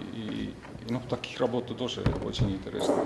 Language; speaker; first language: Russian; non-native, fluent; Estonian